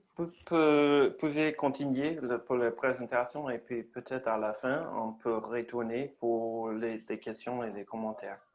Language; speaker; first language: French; non-native, learner; English